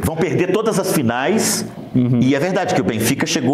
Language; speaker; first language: Portuguese; native; Portuguese